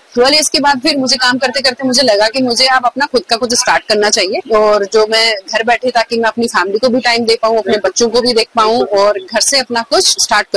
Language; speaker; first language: Hindi; native; Hindi